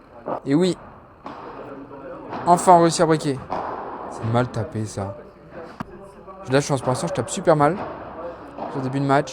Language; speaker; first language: French; native; French